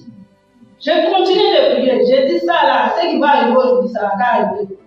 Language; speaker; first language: French; non-native, local second language; Kongo